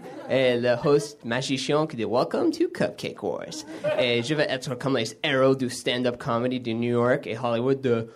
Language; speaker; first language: French; non-native, learner; English